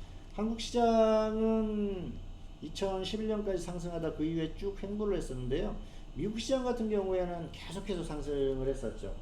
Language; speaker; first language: Korean; native; Korean